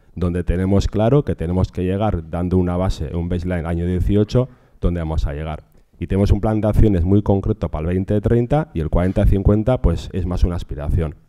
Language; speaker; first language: Spanish; non-native, local second language; Basque